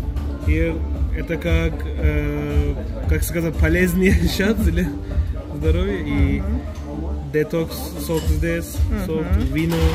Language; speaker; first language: Russian; non-native, learner; Turkish